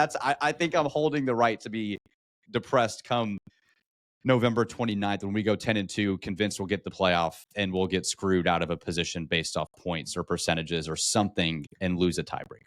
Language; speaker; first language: English; native; English